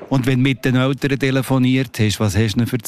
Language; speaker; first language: German; native; German